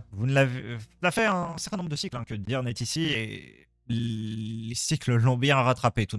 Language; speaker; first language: French; native; French